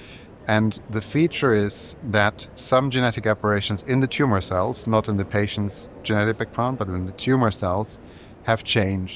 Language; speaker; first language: English; non-native, fluent; German